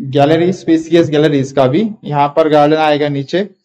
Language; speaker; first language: Hindi; non-native, local second language; Marathi